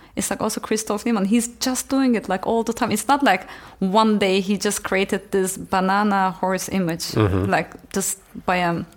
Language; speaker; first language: English; non-native, fluent; Turkish